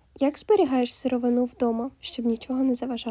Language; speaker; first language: Ukrainian; native; Ukrainian